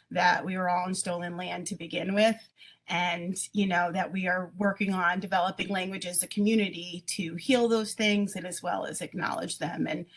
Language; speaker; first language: English; native; English